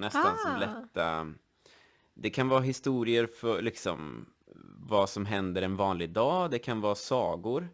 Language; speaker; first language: Swedish; native; Swedish